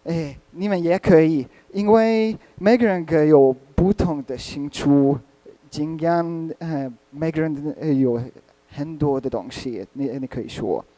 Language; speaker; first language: Chinese; non-native, learner; Hungarian